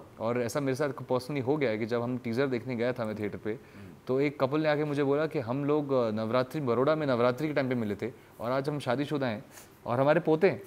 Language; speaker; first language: Hindi; native; Hindi